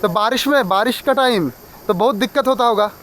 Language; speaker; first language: Hindi; non-native, local second language; Bangla